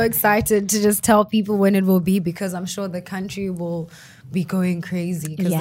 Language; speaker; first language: English; non-native, local second language; Xhosa